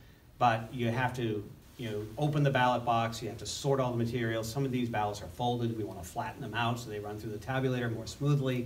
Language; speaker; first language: English; native; English